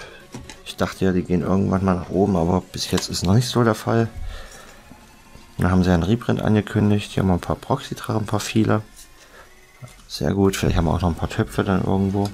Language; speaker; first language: German; native; German